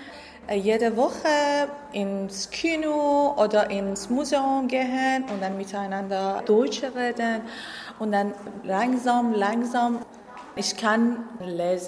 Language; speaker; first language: German; non-native, learner; Persian